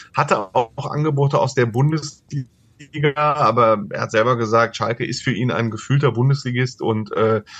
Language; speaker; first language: German; native; German